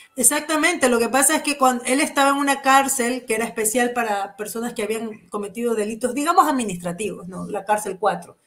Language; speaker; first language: Spanish; native; Spanish